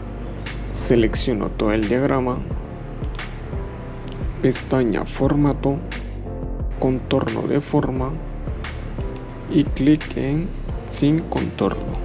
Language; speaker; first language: Spanish; native; Spanish